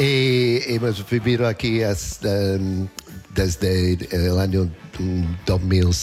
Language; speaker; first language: Spanish; non-native, learner; English